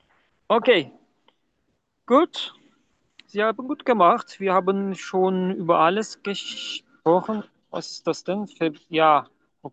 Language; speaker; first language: German; non-native, learner; Turkish